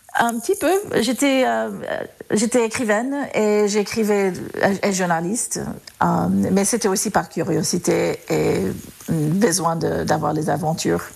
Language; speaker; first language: French; non-native, fluent; English